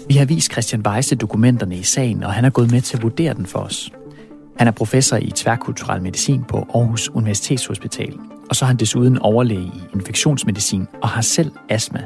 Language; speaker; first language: Danish; native; Danish